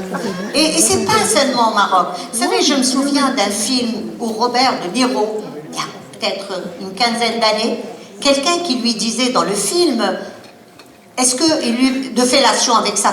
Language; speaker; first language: French; non-native, local second language; Arabic